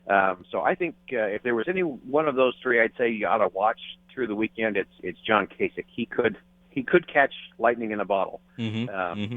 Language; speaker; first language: English; native; English